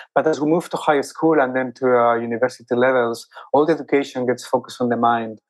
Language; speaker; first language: English; non-native, fluent; Spanish